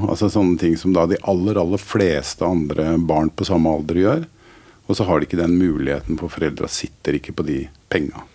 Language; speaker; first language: Norwegian; native; Norwegian